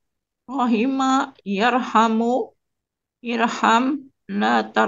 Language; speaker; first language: Arabic; non-native, learner; Indonesian